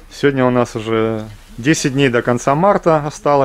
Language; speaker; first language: Russian; native; Russian